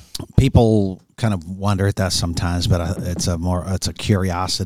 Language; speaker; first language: English; native; English